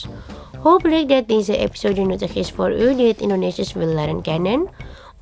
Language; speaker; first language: Dutch; non-native, learner; Indonesian